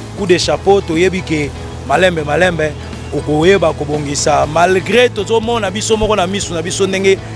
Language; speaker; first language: Lingala; native; Lingala